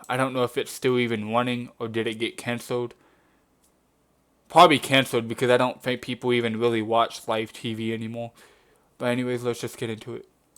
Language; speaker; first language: English; native; English